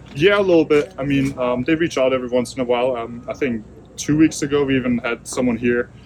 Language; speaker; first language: English; non-native, fluent; German